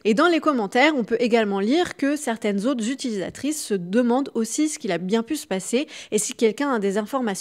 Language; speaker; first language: French; native; French